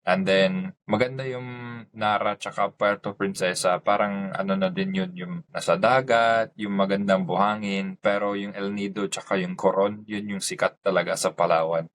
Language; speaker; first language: Filipino; non-native, fluent; English